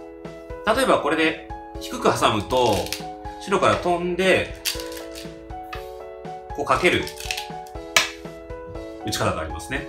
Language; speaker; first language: Japanese; native; Japanese